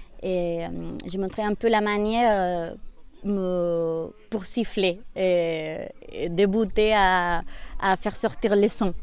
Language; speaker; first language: French; non-native, fluent; Spanish